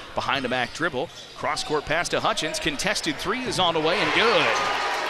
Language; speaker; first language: English; native; English